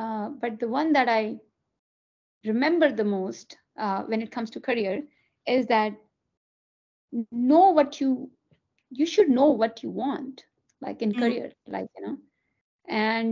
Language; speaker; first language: English; non-native, local second language; Hindi